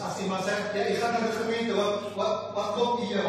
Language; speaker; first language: Dutch; non-native, fluent; Indonesian